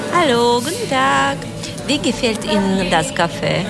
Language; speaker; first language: German; non-native, learner; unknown